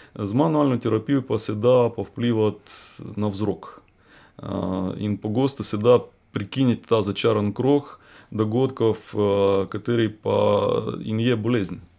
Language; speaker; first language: Slovenian; non-native, fluent; Russian